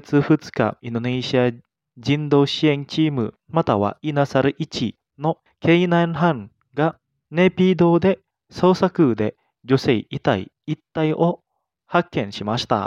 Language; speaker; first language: Japanese; non-native, fluent; Indonesian